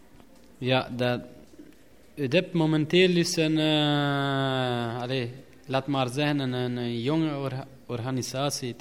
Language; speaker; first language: Dutch; non-native, learner; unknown